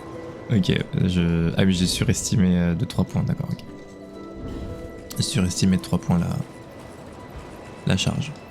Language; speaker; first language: French; native; French